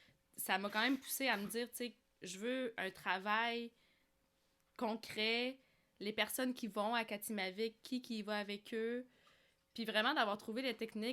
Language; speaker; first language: French; early bilingual, other home language; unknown